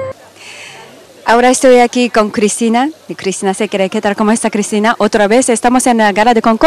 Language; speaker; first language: Spanish; non-native, learner; Japanese